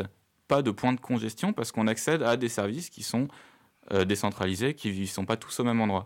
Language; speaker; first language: French; native; French